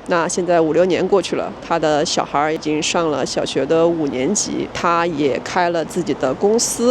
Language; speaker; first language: Chinese; native; Chinese